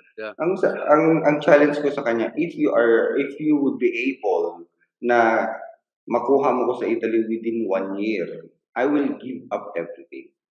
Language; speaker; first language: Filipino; non-native, local second language; Iloko